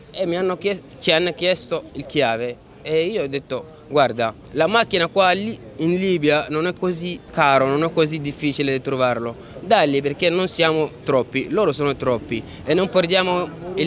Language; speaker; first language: Italian; non-native, learner; Arabic